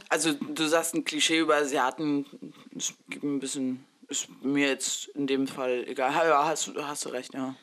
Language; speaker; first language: German; early bilingual, other home language; Spanish